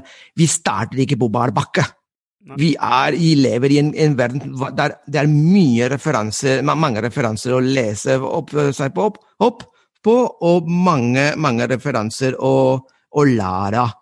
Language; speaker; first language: Norwegian; non-native, fluent; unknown